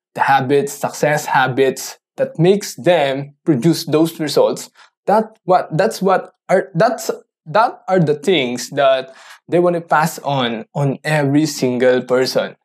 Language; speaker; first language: English; non-native, local second language; Filipino